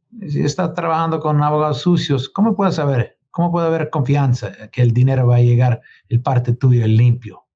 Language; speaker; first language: Spanish; non-native, learner; English